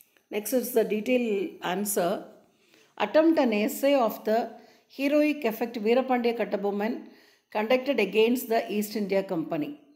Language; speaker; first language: English; non-native, local second language; Tamil